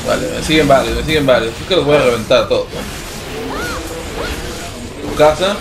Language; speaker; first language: Spanish; native; Spanish